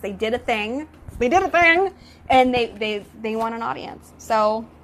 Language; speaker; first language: English; native; English